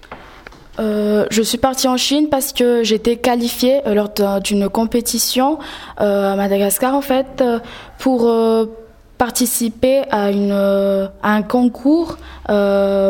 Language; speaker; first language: French; non-native, local second language; Malagasy